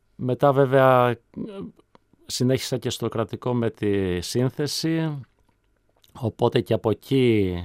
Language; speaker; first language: Greek; early bilingual, other home language; Czech